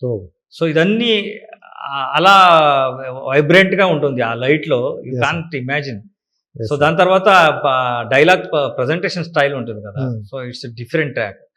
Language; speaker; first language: Telugu; non-native, learner; Kannada